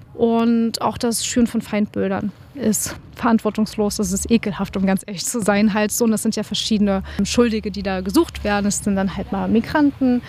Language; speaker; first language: German; native; German